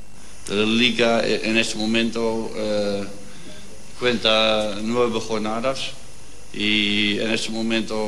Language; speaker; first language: Spanish; non-native, learner; Dutch